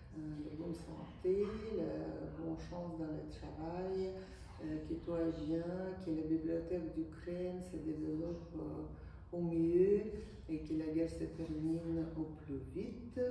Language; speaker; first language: French; non-native, fluent; Ukrainian